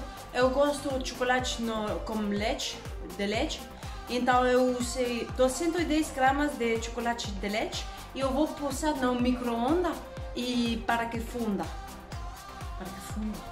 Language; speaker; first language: Portuguese; non-native, learner; Danish